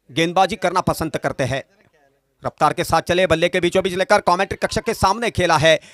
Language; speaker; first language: Hindi; non-native, local second language; Marathi